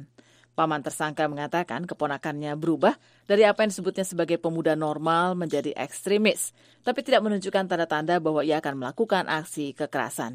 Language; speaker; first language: Indonesian; native; Indonesian